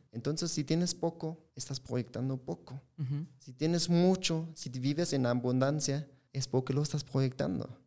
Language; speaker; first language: Spanish; non-native, fluent; German